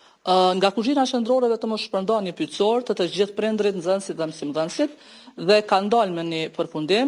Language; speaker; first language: Albanian; native; Albanian